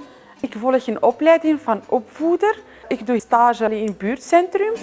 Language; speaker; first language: Dutch; non-native, fluent; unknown